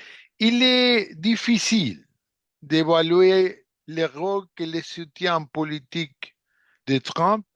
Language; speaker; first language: French; non-native, fluent; Portuguese